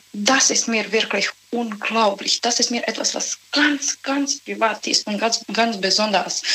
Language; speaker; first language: German; non-native, learner; Serbian